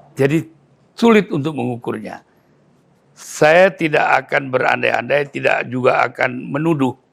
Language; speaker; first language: Indonesian; native; Indonesian